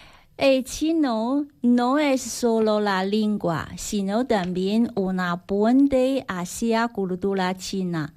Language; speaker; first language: Spanish; non-native, learner; Chinese